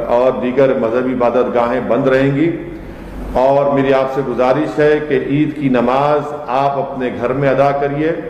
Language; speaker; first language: Urdu; native; Urdu